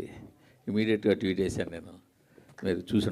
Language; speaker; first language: Telugu; native; Telugu